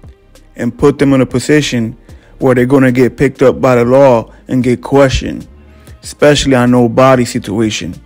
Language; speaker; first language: English; native; English